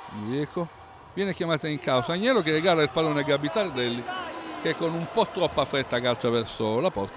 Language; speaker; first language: Italian; native; Italian